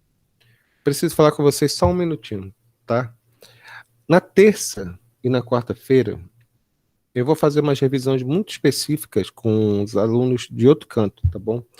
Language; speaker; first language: Portuguese; native; Portuguese